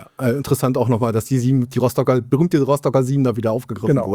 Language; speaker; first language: German; native; German